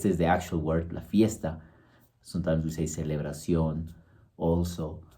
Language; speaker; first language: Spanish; early bilingual, heritage; Spanish